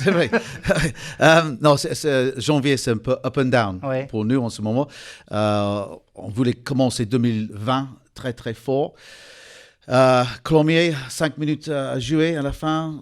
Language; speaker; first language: French; non-native, fluent; English